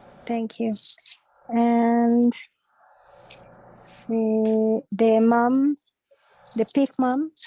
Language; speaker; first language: English; non-native, learner; Spanish